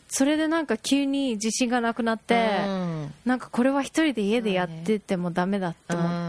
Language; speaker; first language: Japanese; native; Japanese